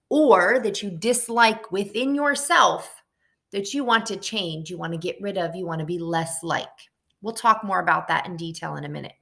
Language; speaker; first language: English; native; English